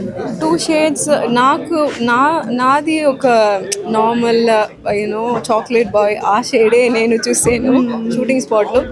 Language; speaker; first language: Telugu; non-native, learner; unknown